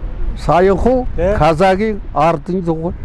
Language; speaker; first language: Mongolian; non-native, local second language; Kazakh